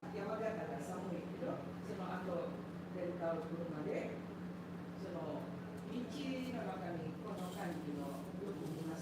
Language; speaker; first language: Japanese; non-native, learner; Indonesian